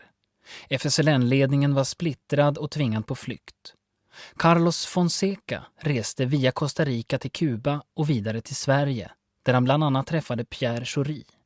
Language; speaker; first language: Swedish; native; Swedish